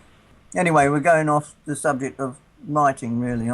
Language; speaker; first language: English; native; English